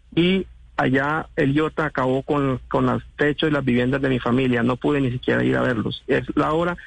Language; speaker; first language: Spanish; non-native, local second language; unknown